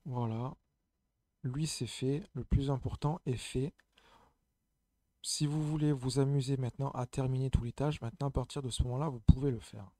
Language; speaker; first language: French; native; French